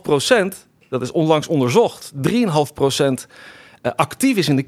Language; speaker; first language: Dutch; native; Dutch